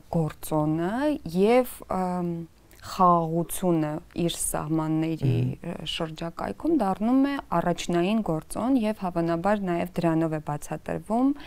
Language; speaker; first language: Armenian; native; Armenian